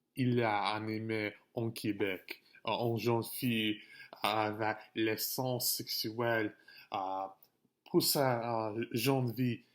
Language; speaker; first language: French; non-native, learner; English